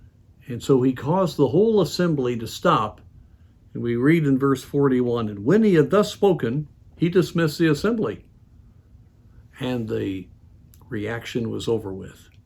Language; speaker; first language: English; native; English